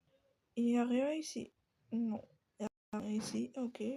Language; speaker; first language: French; native; French